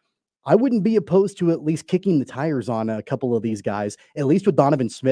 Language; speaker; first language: English; native; English